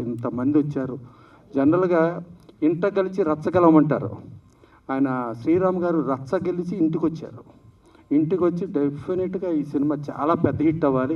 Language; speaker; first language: Telugu; native; Telugu